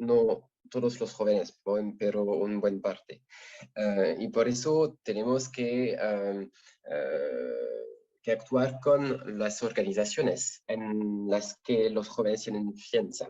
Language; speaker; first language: Spanish; non-native, learner; French